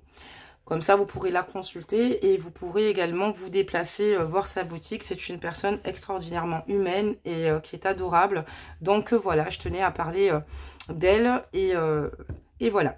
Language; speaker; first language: French; native; French